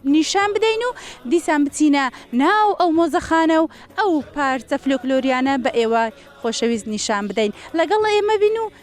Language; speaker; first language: Central Kurdish; native; Central Kurdish